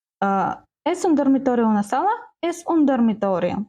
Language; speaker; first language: Spanish; non-native, learner; Ukrainian